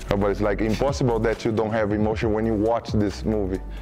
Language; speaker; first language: English; non-native, learner; Portuguese